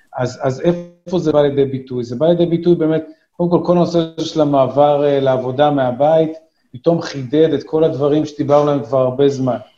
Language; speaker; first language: Hebrew; native; Hebrew